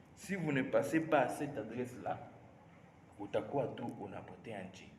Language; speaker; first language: French; non-native, local second language; Swahili